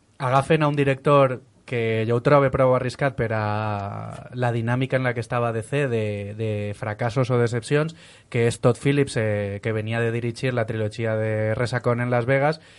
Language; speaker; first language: Catalan; native; Catalan